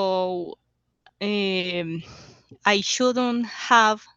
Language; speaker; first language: English; non-native, learner; Spanish